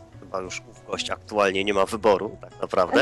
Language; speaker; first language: Polish; native; Polish